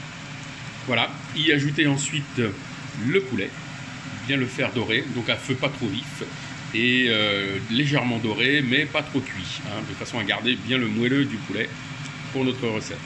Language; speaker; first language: French; native; French